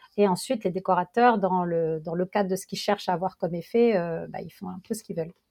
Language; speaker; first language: French; non-native, local second language; Arabic